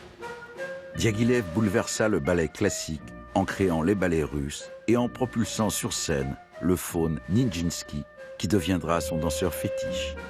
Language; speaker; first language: French; native; French